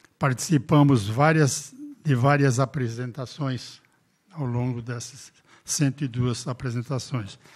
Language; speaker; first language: Portuguese; native; Portuguese